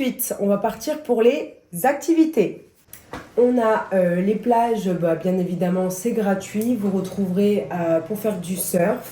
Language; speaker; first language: French; native; French